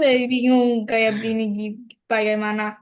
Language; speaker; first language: Indonesian; non-native, learner; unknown